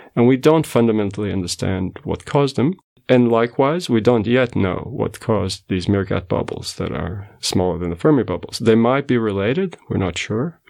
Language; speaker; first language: English; non-native, fluent; Portuguese